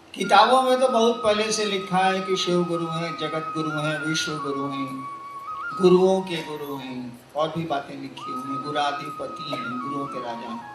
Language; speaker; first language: Hindi; native; Hindi